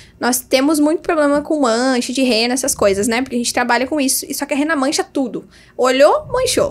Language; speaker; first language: Portuguese; native; Portuguese